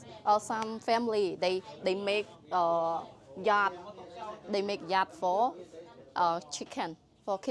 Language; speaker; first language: English; non-native, learner; Khmer